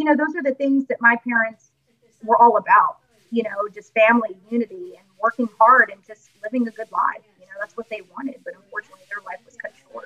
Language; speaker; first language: English; native; English